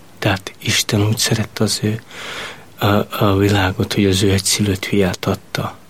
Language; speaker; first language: Hungarian; non-native, local second language; Romany